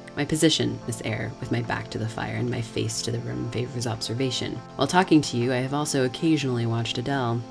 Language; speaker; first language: English; native; English